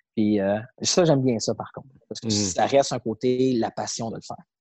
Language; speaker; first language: French; native; French